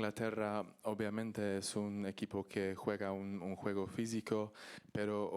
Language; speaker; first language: Spanish; non-native, learner; English